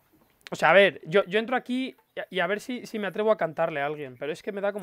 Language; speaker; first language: Spanish; native; Spanish